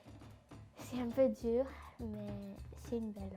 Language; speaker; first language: French; non-native, fluent; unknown